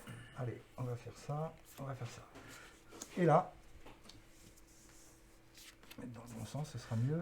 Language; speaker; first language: French; native; French